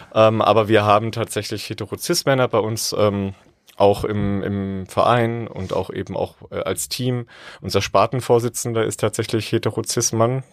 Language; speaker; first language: German; native; German